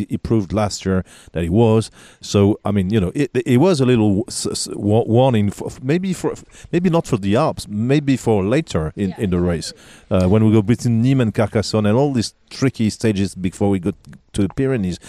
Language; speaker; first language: English; non-native, fluent; French